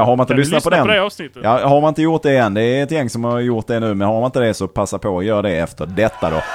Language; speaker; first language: Swedish; native; Swedish